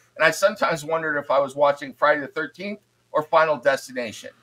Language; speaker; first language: English; native; English